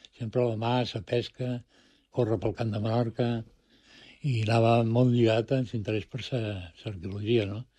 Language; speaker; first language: Catalan; early bilingual, other home language; Spanish